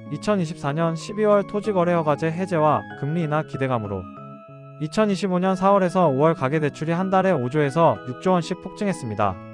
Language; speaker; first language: Korean; native; Korean